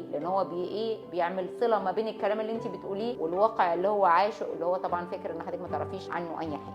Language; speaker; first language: Arabic; native; Arabic